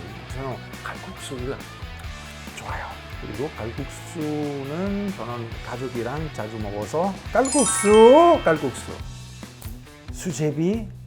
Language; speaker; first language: Korean; non-native, learner; Italian